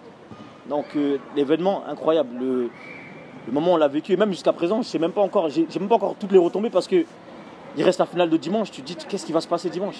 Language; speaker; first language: French; native; French